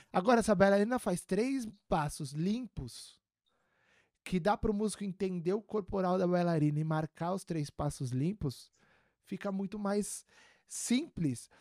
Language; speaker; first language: Portuguese; native; Portuguese